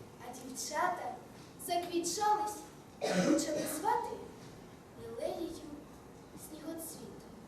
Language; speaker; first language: Ukrainian; native; Ukrainian